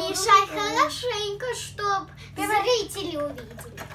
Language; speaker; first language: Russian; early bilingual, heritage; Russian